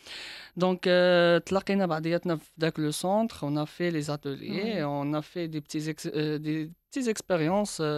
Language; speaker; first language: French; non-native, local second language; Arabic